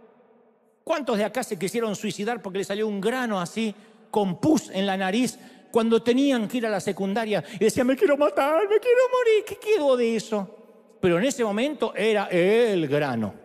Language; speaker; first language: Spanish; native; Spanish